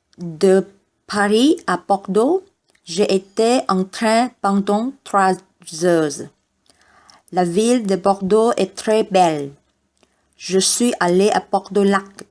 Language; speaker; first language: French; non-native, learner; Vietnamese